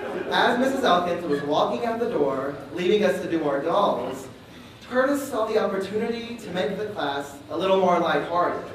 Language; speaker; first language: English; native; English